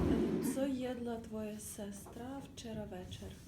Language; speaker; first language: Czech; non-native, learner; Ukrainian